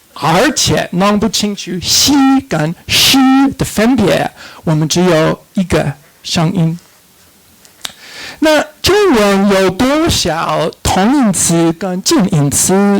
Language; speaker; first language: Chinese; non-native, fluent; English